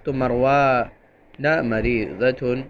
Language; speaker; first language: Arabic; non-native, fluent; Urdu